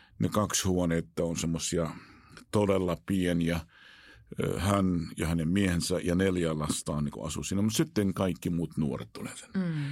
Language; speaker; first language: Finnish; non-native, fluent; Arabic